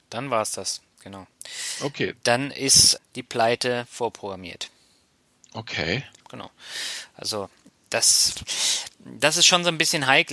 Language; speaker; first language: German; native; German